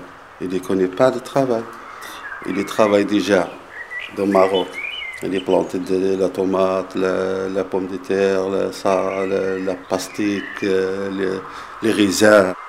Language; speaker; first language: French; non-native, learner; Arabic